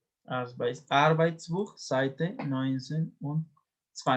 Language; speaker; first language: German; non-native, fluent; Spanish